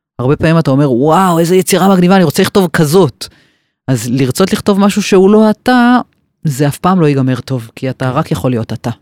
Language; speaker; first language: Hebrew; native; Hebrew